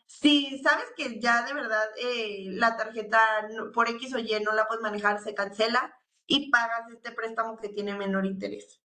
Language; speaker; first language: Spanish; native; Spanish